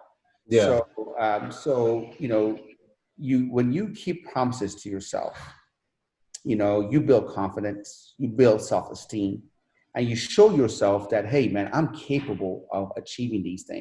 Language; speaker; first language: English; non-native, fluent; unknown